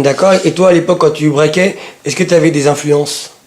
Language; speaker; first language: French; native; French